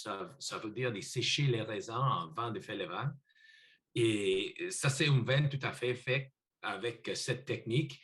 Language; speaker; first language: French; non-native, learner; English